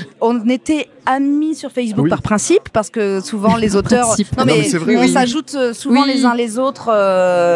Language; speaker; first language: French; native; French